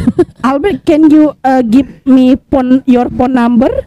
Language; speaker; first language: English; non-native, learner; Indonesian